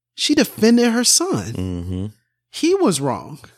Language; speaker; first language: English; native; English